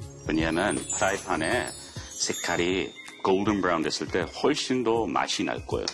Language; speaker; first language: Korean; non-native, learner; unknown